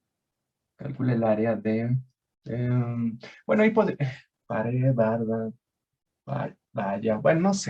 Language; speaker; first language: Spanish; native; Spanish